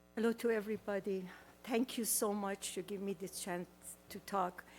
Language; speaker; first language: English; non-native, learner; Persian